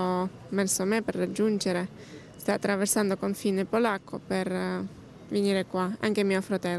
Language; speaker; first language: Italian; non-native, fluent; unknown